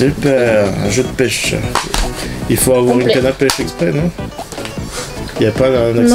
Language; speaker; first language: French; native; French